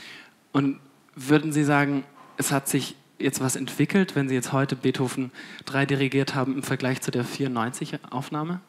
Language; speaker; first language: German; native; German